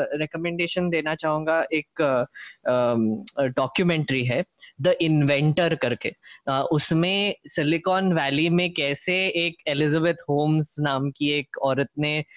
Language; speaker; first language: Hindi; non-native, local second language; Marathi